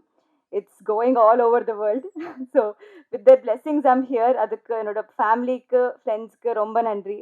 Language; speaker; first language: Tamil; non-native, learner; Telugu